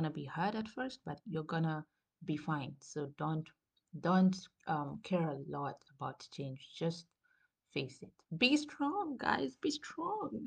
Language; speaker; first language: English; non-native, local second language; Swahili